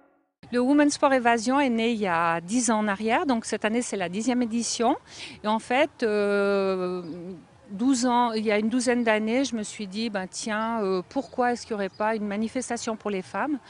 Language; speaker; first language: French; native; French